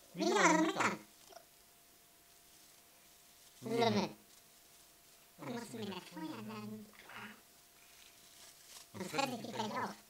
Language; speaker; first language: German; native; German